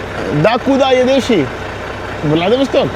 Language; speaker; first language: Russian; non-native, learner; Hindi